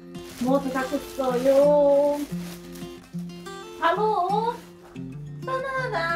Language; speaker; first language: Korean; non-native, learner; Chinese